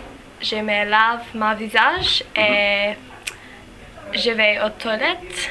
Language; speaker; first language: French; non-native, learner; English